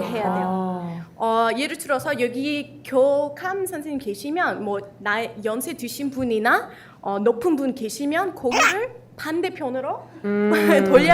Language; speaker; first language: Korean; non-native, fluent; Spanish